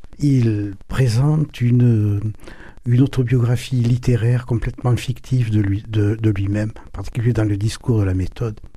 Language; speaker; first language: French; early bilingual, other home language; German